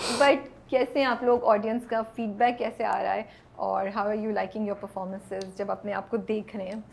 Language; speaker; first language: Urdu; native; Urdu